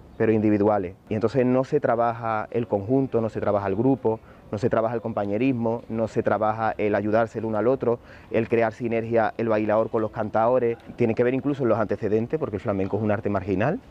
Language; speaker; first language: Spanish; native; Spanish